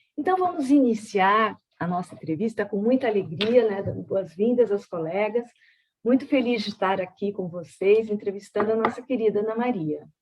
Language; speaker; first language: Portuguese; native; Portuguese